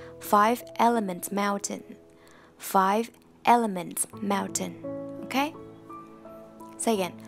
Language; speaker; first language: English; non-native, fluent; Vietnamese